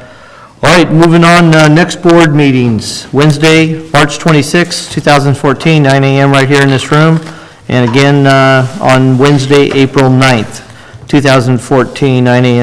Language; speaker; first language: English; native; English